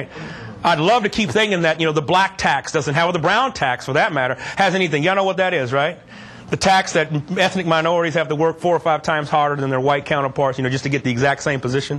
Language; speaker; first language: English; native; English